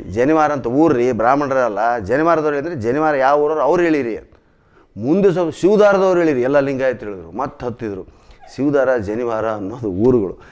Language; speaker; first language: Kannada; native; Kannada